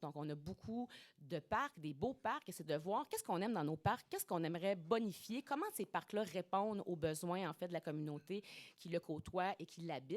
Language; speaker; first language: French; native; French